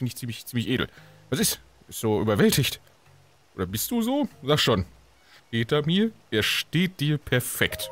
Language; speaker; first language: German; native; German